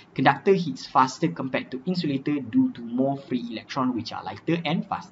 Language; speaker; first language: English; non-native, local second language; Malay